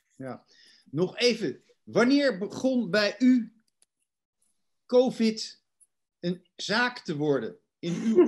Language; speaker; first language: Dutch; native; Dutch